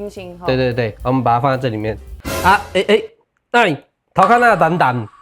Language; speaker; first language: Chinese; native; Chinese